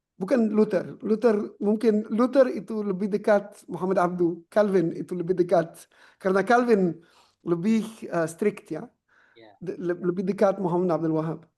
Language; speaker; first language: Indonesian; non-native, learner; French